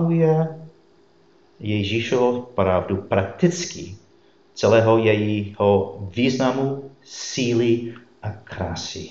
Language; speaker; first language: Czech; non-native, fluent; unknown